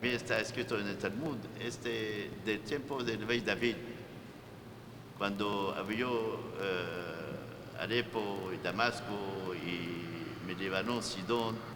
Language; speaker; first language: Spanish; non-native, fluent; Arabic